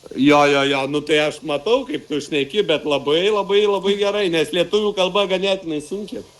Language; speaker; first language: Lithuanian; native; Lithuanian